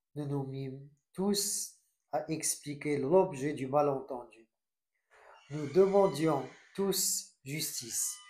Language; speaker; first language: French; non-native, local second language; Arabic